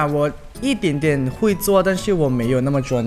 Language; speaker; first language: Chinese; non-native, learner; Thai